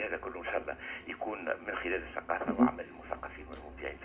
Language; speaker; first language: Arabic; native; Arabic